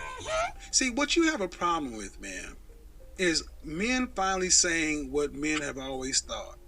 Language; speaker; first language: English; native; English